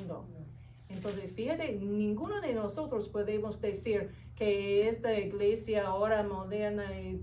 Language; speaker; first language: Spanish; non-native, fluent; English